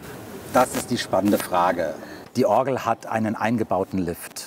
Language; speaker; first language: German; native; German